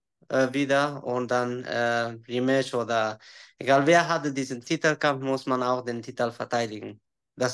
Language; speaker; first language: German; non-native, learner; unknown